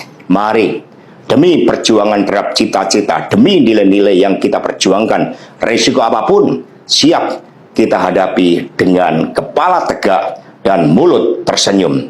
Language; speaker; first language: Indonesian; native; Indonesian